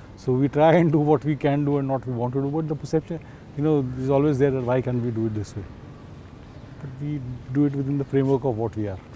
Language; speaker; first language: English; non-native, local second language; Marathi